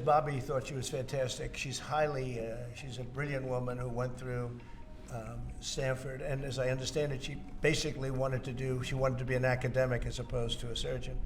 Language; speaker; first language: English; native; English